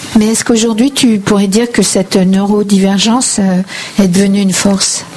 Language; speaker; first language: French; native; French